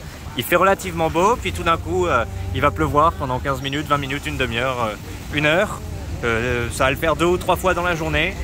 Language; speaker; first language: French; native; French